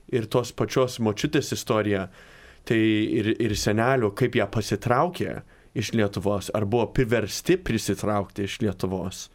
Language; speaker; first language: Lithuanian; early bilingual, heritage; Lithuanian